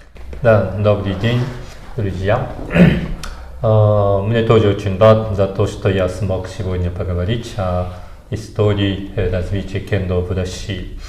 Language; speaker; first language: Russian; non-native, fluent; Japanese